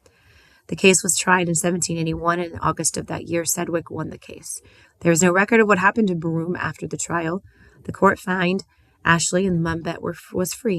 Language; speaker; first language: English; native; English